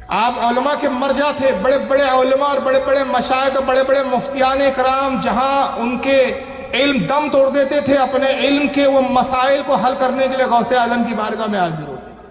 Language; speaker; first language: Urdu; native; Urdu